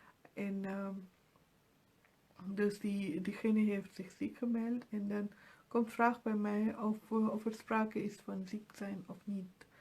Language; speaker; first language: Dutch; non-native, fluent; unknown